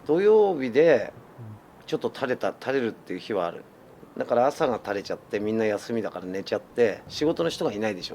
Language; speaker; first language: Japanese; native; Japanese